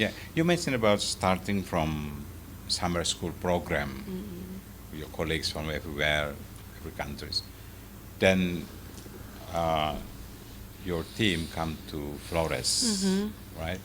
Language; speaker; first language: English; non-native, fluent; Indonesian